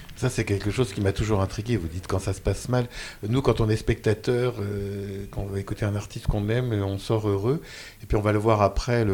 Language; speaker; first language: French; native; French